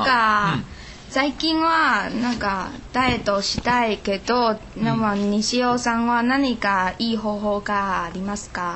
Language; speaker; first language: Japanese; non-native, learner; Chinese